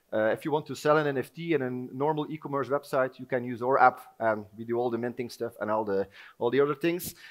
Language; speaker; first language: English; non-native, fluent; Dutch